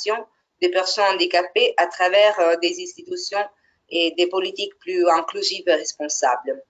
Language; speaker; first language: French; non-native, fluent; Italian